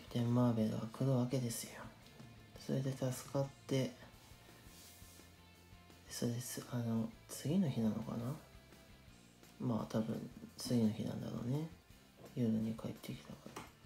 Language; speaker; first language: Japanese; native; Japanese